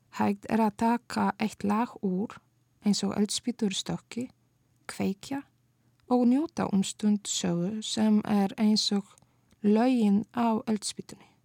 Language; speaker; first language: Icelandic; non-native, fluent; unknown